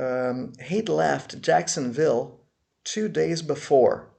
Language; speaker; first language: English; non-native, fluent; Portuguese